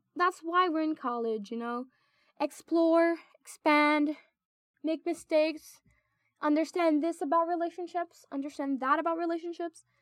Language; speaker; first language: English; non-native, local second language; Filipino